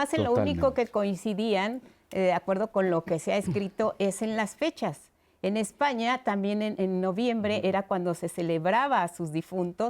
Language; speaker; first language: Spanish; native; Spanish